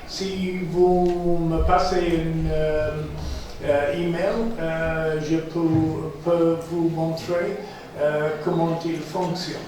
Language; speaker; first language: French; non-native, fluent; English